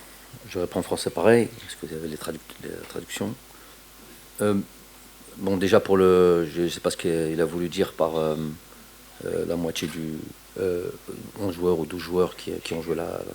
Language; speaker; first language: French; native; French